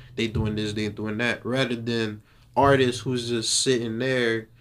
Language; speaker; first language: English; early bilingual, other home language; Haitian Creole